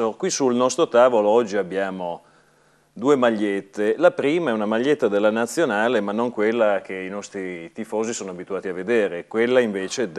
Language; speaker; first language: Italian; native; Italian